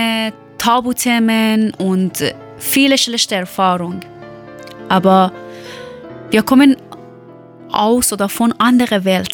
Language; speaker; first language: German; non-native, learner; Persian